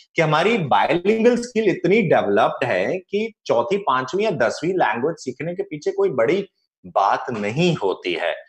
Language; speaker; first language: Hindi; non-native, local second language; Gujarati